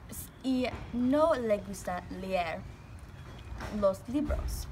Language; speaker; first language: Spanish; non-native, learner; English